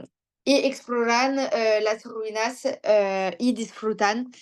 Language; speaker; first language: Spanish; non-native, learner; French